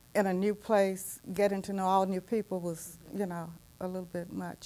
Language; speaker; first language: English; native; English